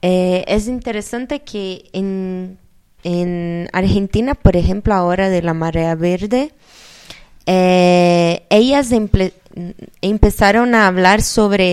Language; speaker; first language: Spanish; non-native, fluent; Portuguese